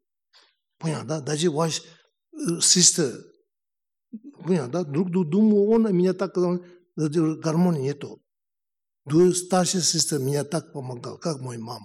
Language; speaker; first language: Russian; non-native, learner; Tibetan